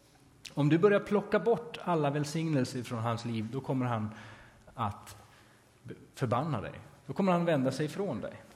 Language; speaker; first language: Swedish; native; Swedish